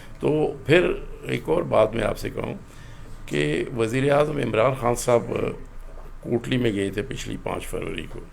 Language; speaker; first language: Urdu; non-native, local second language; Pahari-Potwari